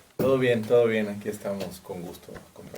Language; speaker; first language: Spanish; native; Spanish